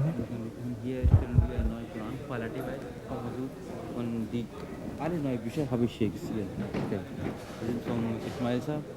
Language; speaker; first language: German; non-native, learner; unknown